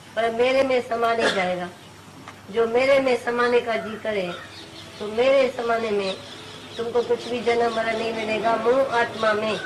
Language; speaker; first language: Hindi; non-native, local second language; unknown